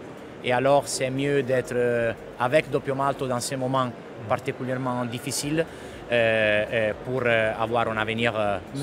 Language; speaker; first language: French; non-native, fluent; Italian